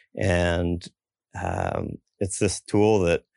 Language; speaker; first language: English; native; English